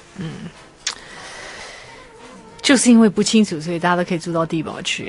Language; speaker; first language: Chinese; native; Chinese